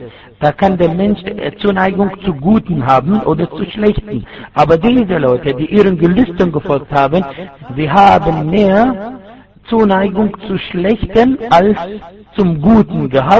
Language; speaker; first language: German; non-native, fluent; Arabic